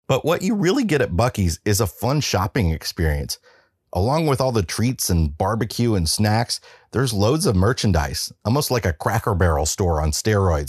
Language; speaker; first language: English; native; English